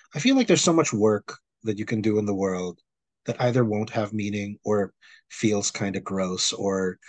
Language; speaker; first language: English; non-native, local second language; Filipino